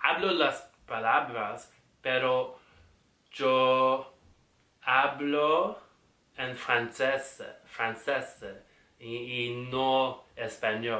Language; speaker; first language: Spanish; non-native, learner; English